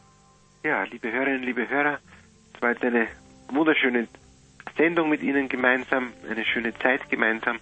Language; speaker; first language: German; native; German